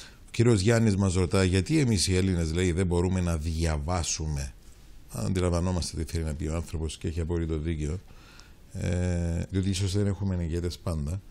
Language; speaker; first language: Greek; native; Greek